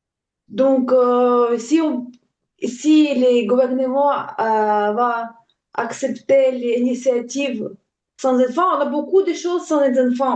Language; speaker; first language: French; non-native, learner; Ukrainian